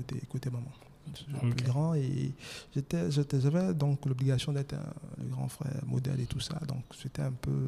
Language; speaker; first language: French; non-native, local second language; Baoulé